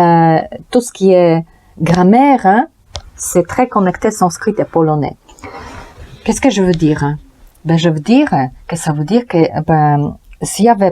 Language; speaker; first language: French; non-native, learner; Polish